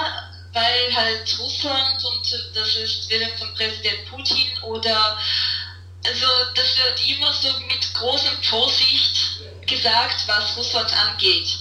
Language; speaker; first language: German; non-native, fluent; Russian